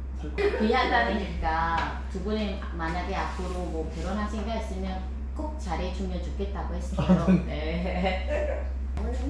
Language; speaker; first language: Korean; non-native, fluent; Vietnamese